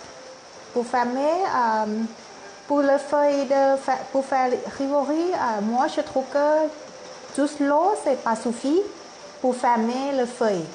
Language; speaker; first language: French; non-native, learner; Thai